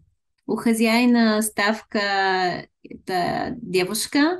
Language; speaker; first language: Russian; non-native, learner; Bulgarian